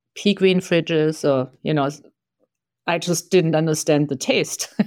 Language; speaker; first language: English; non-native, fluent; German